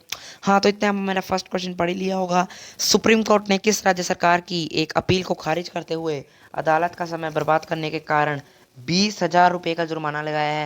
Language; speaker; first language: Hindi; native; Hindi